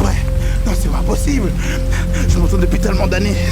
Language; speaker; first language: French; native; French